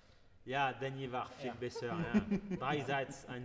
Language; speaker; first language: German; non-native, learner; French